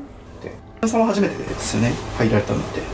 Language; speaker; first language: Japanese; native; Japanese